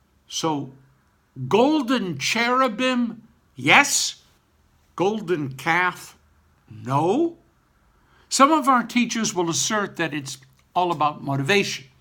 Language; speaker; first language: English; native; English